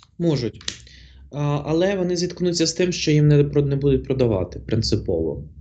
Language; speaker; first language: Ukrainian; non-native, local second language; Russian